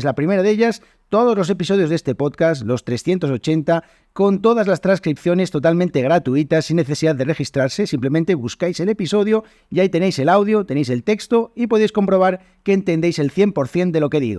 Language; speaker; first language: Spanish; native; Spanish